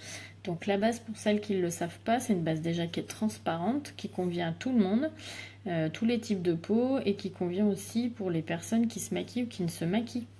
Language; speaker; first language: French; native; French